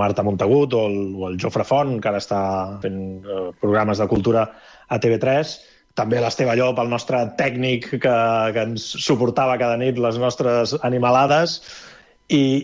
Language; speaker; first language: Catalan; native; Catalan